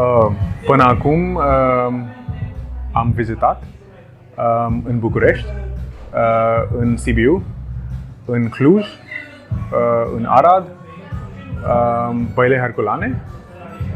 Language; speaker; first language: Romanian; non-native, learner; Hindi